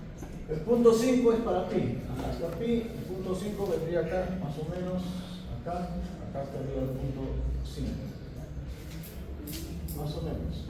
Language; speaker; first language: Spanish; native; Spanish